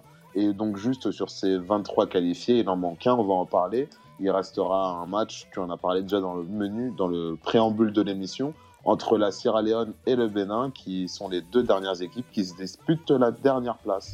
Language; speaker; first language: French; native; French